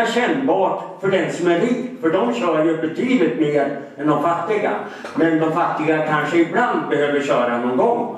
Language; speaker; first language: Swedish; native; Swedish